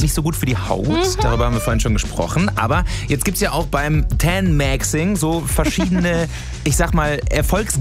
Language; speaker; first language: German; native; German